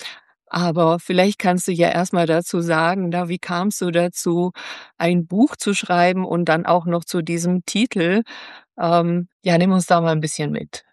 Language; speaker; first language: German; native; German